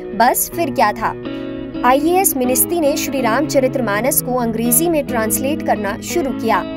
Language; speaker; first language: Hindi; native; Hindi